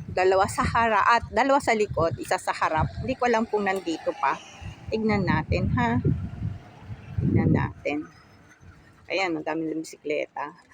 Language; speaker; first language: Filipino; native; Filipino